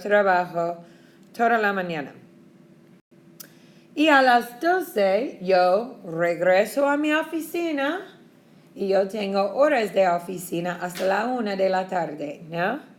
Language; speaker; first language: Spanish; non-native, fluent; English